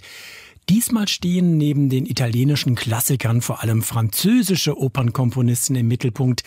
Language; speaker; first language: German; native; German